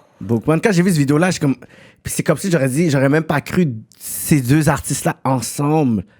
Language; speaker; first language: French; native; French